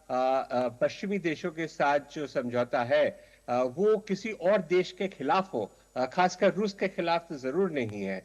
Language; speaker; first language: Hindi; native; Hindi